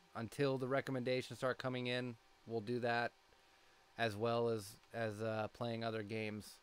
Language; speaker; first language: English; native; English